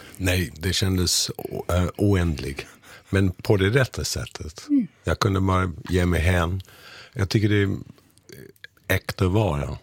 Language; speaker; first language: Swedish; non-native, fluent; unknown